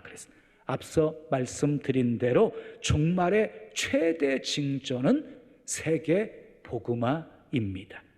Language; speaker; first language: Korean; native; Korean